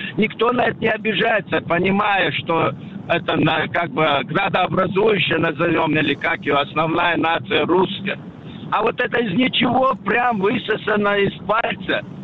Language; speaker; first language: Russian; non-native, local second language; Chechen